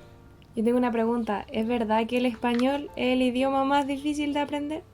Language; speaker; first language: Spanish; native; Spanish